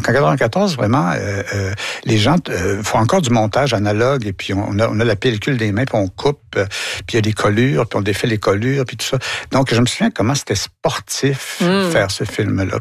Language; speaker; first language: French; native; French